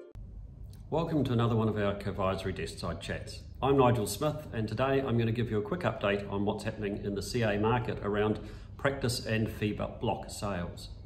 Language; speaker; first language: English; native; English